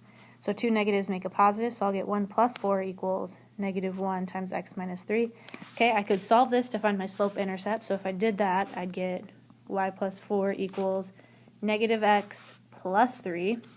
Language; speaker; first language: English; native; English